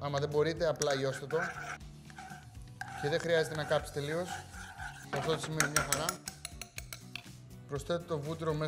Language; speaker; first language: Greek; native; Greek